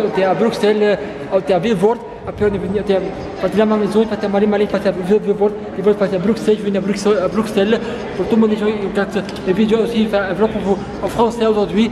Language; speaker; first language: French; non-native, local second language; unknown